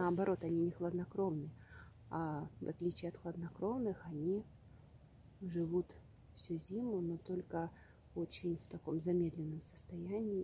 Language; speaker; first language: Russian; native; Russian